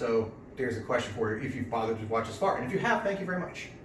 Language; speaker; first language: English; native; English